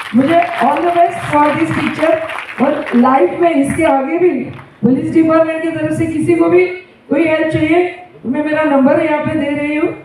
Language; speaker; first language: Hindi; non-native, local second language; Marathi